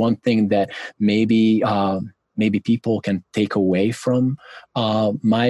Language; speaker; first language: English; non-native, fluent; Hungarian